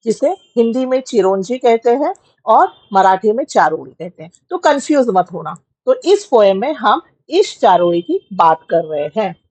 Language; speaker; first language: Hindi; non-native, local second language; Marathi